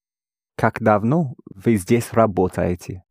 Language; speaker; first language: Russian; non-native, learner; English